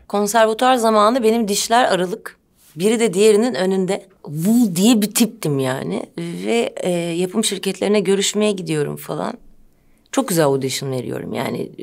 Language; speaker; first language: Turkish; native; Turkish